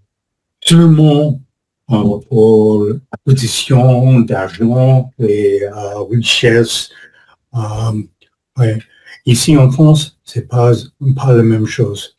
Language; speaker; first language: French; non-native, learner; English